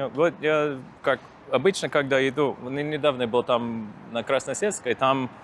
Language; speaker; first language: Russian; non-native, fluent; English